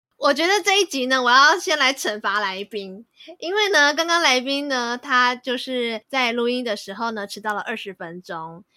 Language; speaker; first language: Chinese; native; Chinese